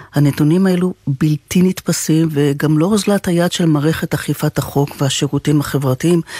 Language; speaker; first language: Hebrew; native; Hebrew